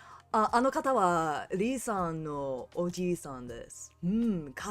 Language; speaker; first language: Japanese; non-native, learner; English